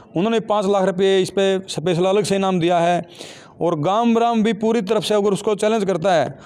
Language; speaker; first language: Hindi; native; Hindi